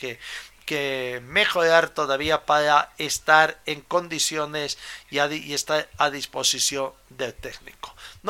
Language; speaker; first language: Spanish; native; Spanish